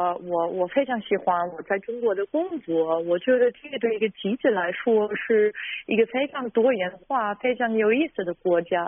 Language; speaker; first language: Chinese; non-native, fluent; German